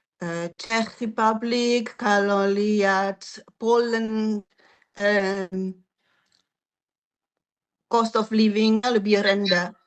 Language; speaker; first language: Indonesian; non-native, fluent; French